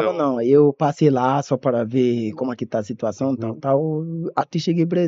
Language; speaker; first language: Portuguese; non-native, learner; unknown